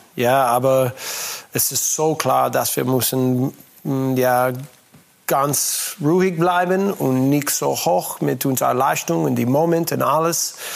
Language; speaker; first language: German; non-native, learner; English